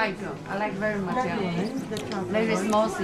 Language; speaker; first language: English; non-native, learner; French